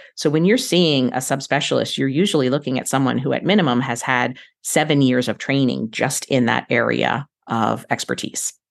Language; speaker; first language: English; native; English